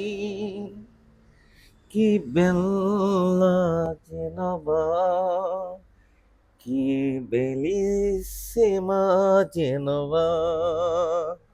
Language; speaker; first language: Italian; non-native, learner; Bangla